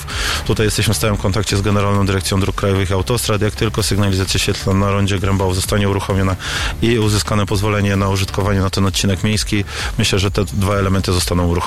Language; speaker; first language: Polish; native; Polish